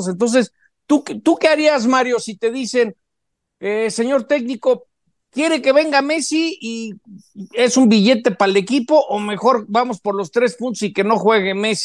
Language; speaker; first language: Spanish; native; Spanish